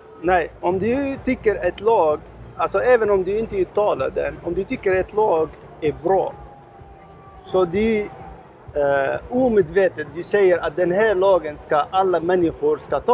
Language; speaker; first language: Swedish; non-native, learner; Arabic